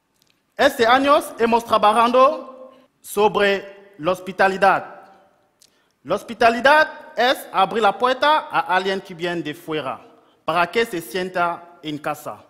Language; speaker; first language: Spanish; non-native, local second language; French